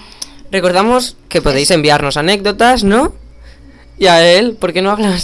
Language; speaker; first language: Spanish; native; Spanish